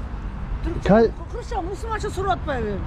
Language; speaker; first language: Turkish; non-native, learner; Kyrgyz